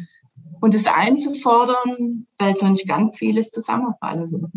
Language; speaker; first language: German; native; German